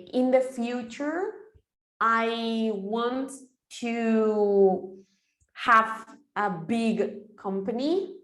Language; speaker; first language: English; non-native, fluent; Spanish